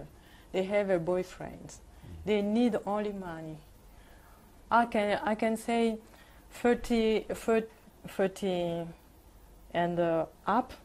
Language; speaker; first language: English; non-native, learner; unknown